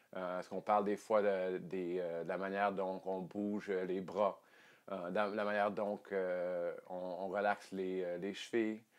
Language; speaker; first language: French; native; French